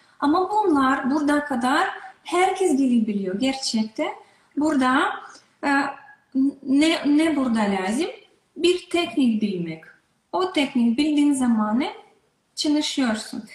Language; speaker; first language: Turkish; non-native, learner; Russian